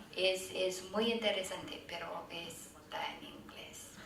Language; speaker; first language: Spanish; non-native, learner; English